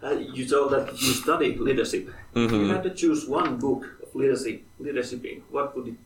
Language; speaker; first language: English; non-native, fluent; Finnish